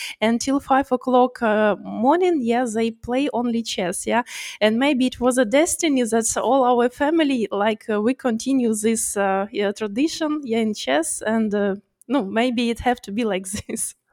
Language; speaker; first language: English; non-native, learner; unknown